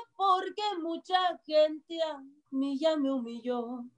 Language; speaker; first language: Spanish; native; Spanish